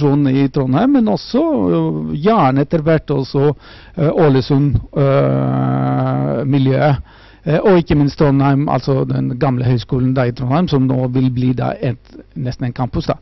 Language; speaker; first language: Norwegian; non-native, fluent; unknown